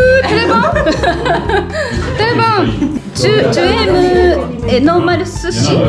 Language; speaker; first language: French; non-native, learner; Japanese